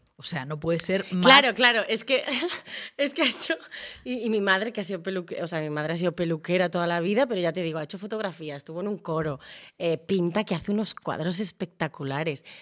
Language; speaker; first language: Spanish; native; Spanish